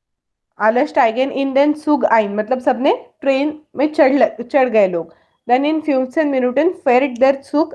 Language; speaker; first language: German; non-native, fluent; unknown